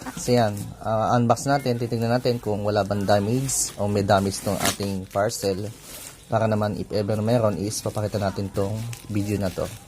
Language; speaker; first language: Filipino; non-native, local second language; Bikol